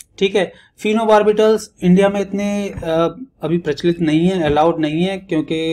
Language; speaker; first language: Hindi; native; Hindi